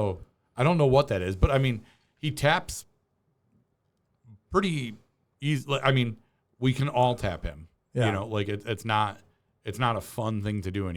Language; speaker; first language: English; native; English